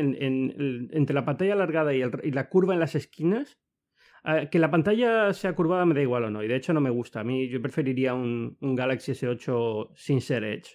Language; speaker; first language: Spanish; native; Spanish